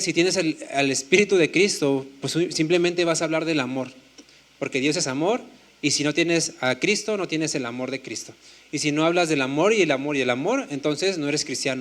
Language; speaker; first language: Spanish; native; Spanish